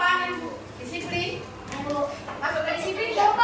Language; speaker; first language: Indonesian; native; Indonesian